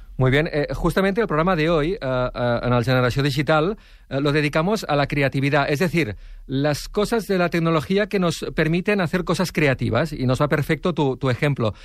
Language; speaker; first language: Spanish; non-native, local second language; Catalan